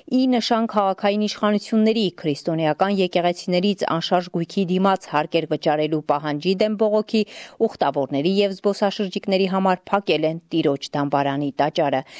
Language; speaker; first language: Armenian; native; Armenian